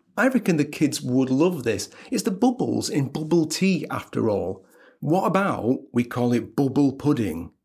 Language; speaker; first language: English; native; English